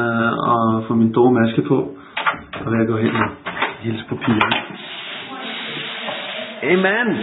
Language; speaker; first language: Danish; native; Danish